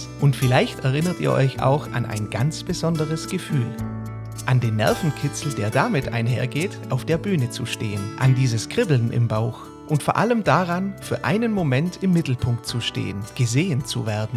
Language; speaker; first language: German; native; German